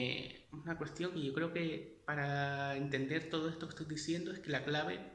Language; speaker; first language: Spanish; native; Spanish